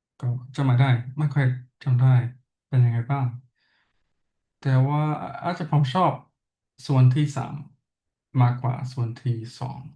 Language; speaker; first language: Thai; non-native, learner; English